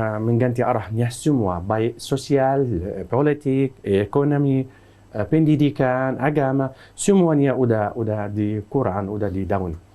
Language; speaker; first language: Indonesian; non-native, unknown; Arabic